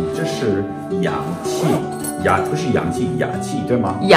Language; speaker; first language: Chinese; non-native, learner; English